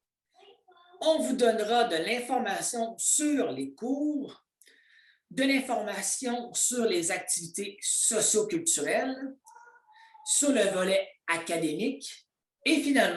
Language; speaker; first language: French; native; French